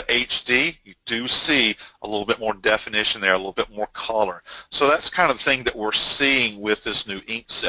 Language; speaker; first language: English; native; English